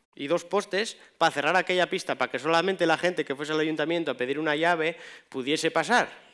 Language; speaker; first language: Spanish; native; Spanish